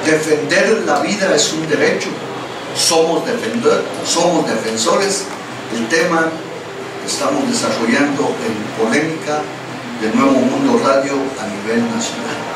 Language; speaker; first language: Spanish; native; Spanish